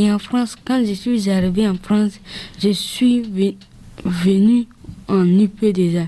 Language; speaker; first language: French; early bilingual, other home language; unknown